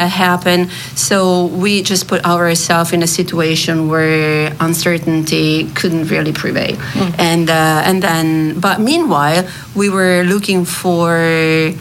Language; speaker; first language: English; non-native, fluent; Italian